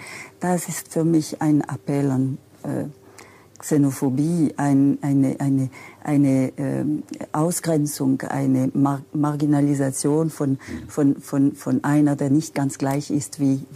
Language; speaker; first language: German; non-native, local second language; French